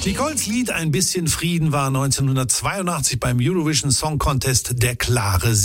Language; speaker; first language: German; native; German